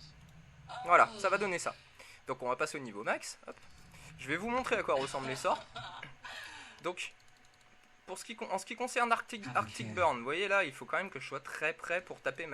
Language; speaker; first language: French; native; French